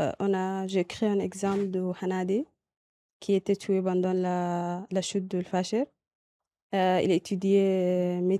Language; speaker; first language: French; non-native, learner; Arabic